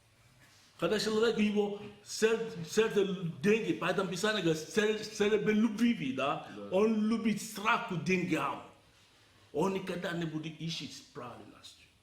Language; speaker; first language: Russian; non-native, learner; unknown